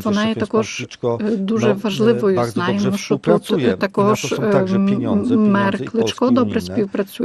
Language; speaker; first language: Ukrainian; non-native, fluent; Polish